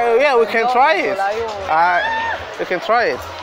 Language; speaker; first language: English; non-native, learner; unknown